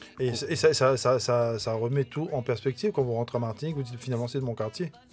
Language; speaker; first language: French; native; French